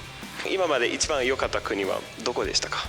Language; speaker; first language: Japanese; non-native, fluent; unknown